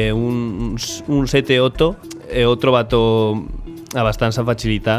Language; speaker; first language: Italian; non-native, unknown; Spanish